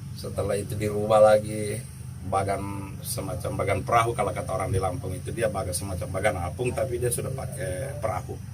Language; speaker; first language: Indonesian; non-native, local second language; Buginese